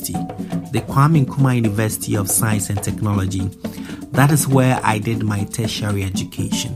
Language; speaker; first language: English; non-native, local second language; Akan